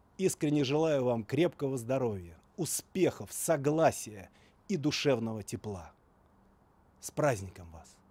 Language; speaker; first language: Russian; native; Russian